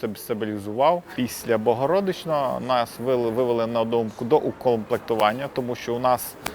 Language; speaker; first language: Ukrainian; native; Ukrainian